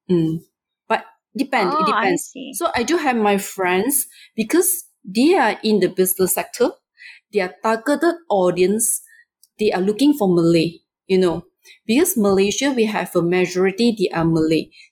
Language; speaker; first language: English; non-native, local second language; Chinese